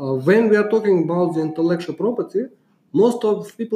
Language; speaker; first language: English; non-native, learner; Uzbek